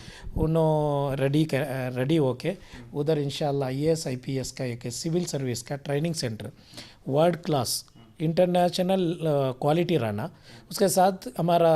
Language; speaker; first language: Hindi; non-native, local second language; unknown